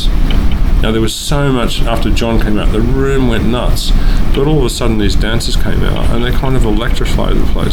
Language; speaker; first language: English; native; English